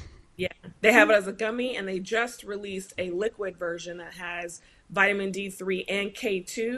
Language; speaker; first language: English; native; English